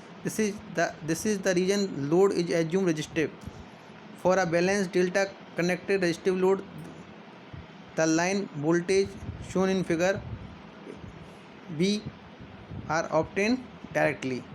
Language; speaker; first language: English; non-native, local second language; Hindi